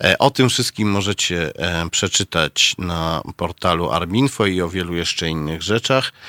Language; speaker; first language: Polish; native; Polish